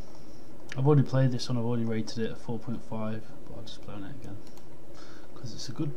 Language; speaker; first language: English; native; English